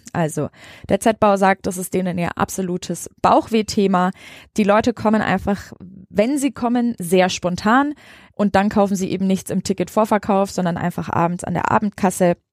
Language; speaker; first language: German; native; German